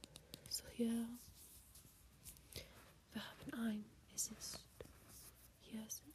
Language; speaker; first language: German; non-native, learner; English